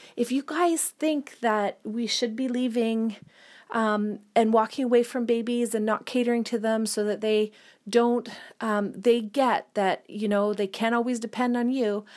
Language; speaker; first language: English; native; English